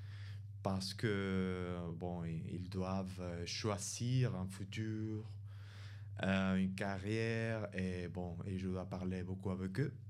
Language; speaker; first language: French; non-native, fluent; Spanish